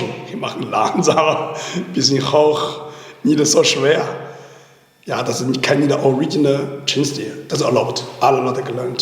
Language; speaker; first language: German; non-native, learner; Chinese